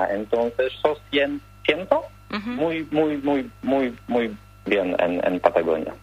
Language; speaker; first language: Spanish; non-native, learner; Polish